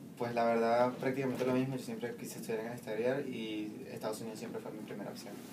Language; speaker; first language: Spanish; native; Spanish